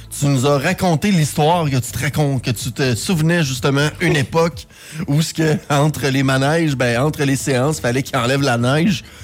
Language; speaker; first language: French; native; French